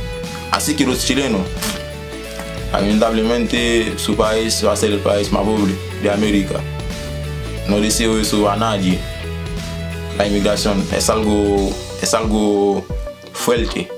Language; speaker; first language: Spanish; non-native, fluent; Haitian Creole